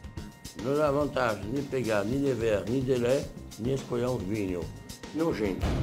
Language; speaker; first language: Portuguese; non-native, fluent; French